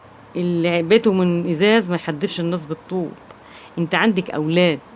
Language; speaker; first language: Arabic; native; Arabic